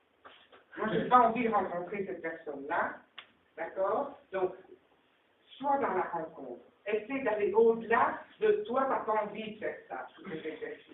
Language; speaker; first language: French; native; French